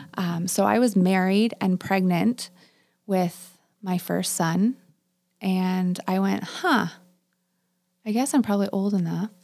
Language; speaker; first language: English; native; English